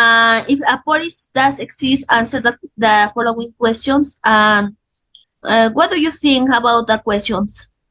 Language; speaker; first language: English; non-native, learner; Spanish